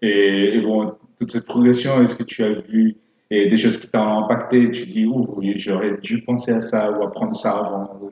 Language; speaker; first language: French; non-native, fluent; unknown